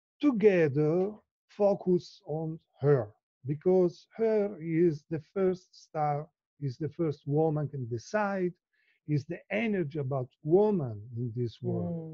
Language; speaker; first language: English; non-native, learner; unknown